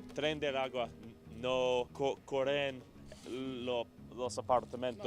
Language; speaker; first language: Spanish; non-native, learner; English